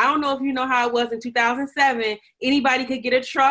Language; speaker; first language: English; native; English